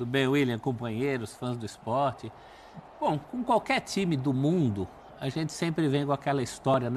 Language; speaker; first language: Portuguese; native; Portuguese